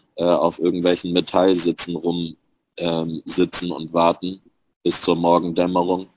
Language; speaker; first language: German; native; German